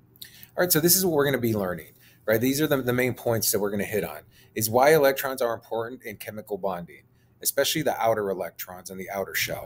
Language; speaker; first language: English; native; English